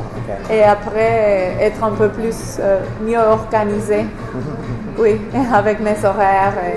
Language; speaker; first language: French; non-native, fluent; English